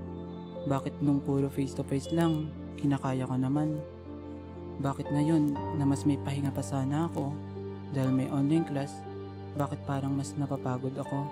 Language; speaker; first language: Filipino; native; Filipino